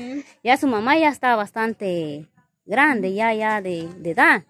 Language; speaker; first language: Spanish; native; Spanish